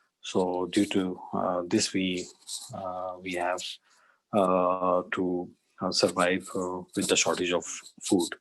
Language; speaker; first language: English; non-native, learner; Urdu